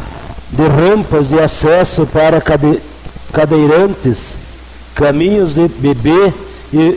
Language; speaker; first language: Portuguese; native; Portuguese